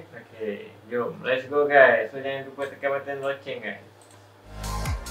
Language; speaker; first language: Malay; native; Malay